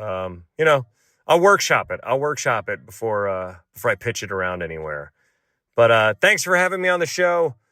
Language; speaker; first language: English; native; English